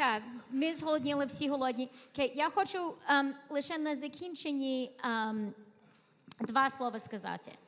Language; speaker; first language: Ukrainian; early bilingual, heritage; Ukrainian